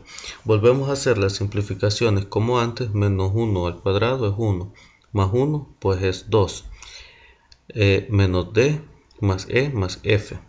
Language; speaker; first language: Spanish; native; Spanish